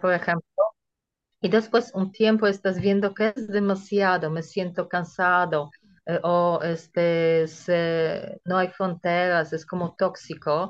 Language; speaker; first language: Spanish; non-native, fluent; Polish